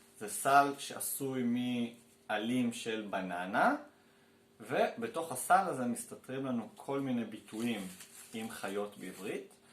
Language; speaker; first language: Hebrew; native; Hebrew